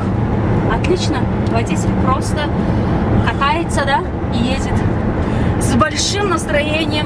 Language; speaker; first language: Russian; non-native, local second language; Tajik